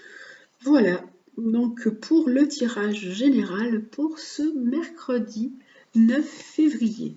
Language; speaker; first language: French; native; French